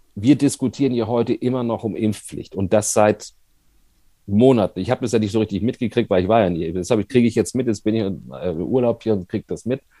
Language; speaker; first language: German; native; German